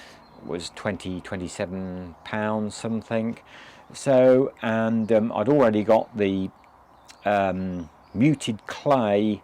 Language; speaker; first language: English; native; English